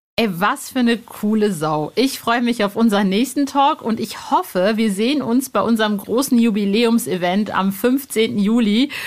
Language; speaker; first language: German; native; German